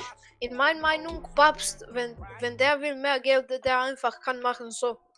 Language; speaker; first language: German; non-native, learner; Croatian